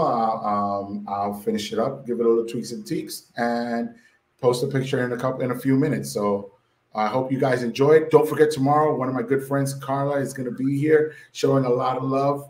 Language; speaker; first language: English; non-native, local second language; Spanish